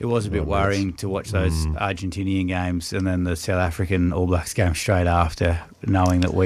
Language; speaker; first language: English; native; English